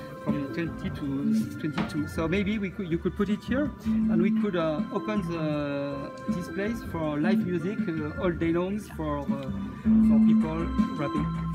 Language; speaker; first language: English; non-native, fluent; French